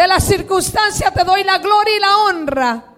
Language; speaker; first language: Spanish; early bilingual, heritage; Spanish